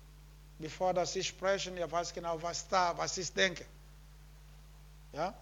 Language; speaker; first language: German; non-native, learner; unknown